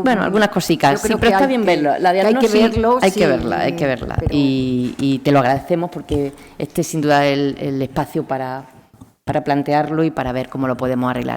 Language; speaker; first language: Spanish; native; Spanish